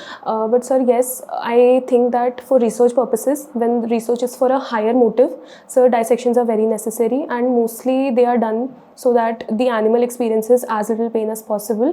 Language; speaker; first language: English; non-native, local second language; Hindi